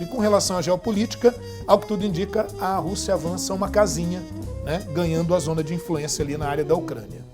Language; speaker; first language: Portuguese; native; Portuguese